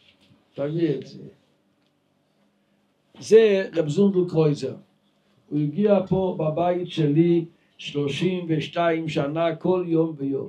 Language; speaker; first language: Hebrew; non-native, local second language; Yiddish